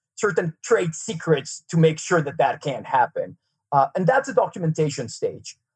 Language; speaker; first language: English; non-native, fluent; Serbian